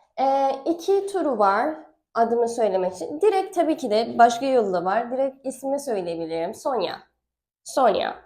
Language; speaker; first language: Turkish; non-native, fluent; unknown